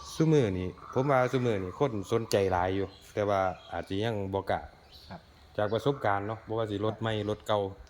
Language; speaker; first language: Thai; native; Thai